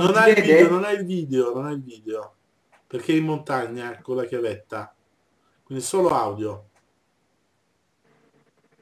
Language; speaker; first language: Italian; native; Italian